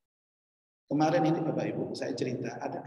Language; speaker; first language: Indonesian; native; Indonesian